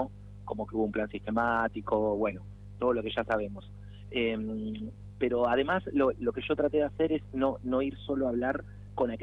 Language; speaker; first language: Spanish; native; Spanish